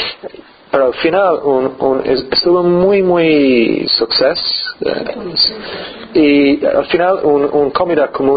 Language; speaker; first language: Spanish; non-native, learner; English